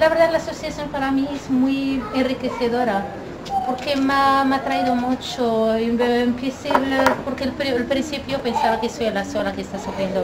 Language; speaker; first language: Spanish; non-native, learner; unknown